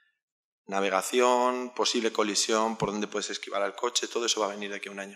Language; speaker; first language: Spanish; native; Spanish